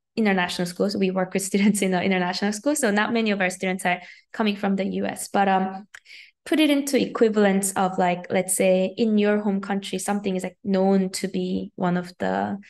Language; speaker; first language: English; native; English